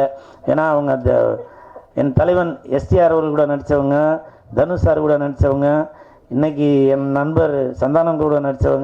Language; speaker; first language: Tamil; native; Tamil